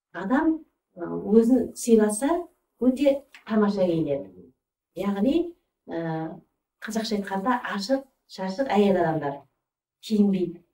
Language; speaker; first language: Kazakh; early bilingual, heritage; Kazakh